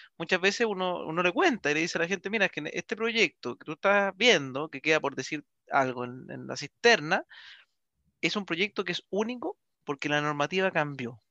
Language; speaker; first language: Spanish; native; Spanish